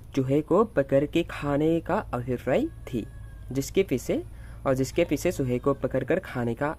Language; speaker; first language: Hindi; non-native, local second language; Assamese